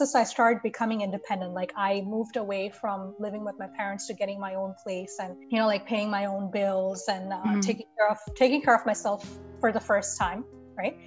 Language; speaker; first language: English; non-native, local second language; Bangla